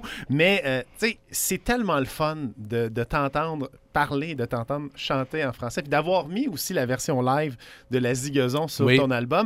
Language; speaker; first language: French; native; French